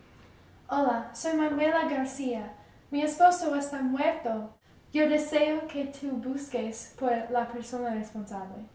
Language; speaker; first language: Spanish; non-native, learner; English